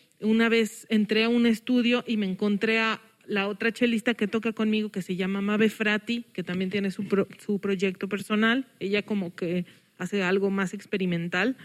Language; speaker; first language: Spanish; early bilingual, heritage; English